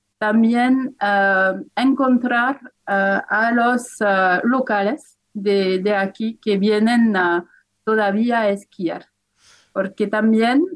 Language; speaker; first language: Spanish; non-native, fluent; French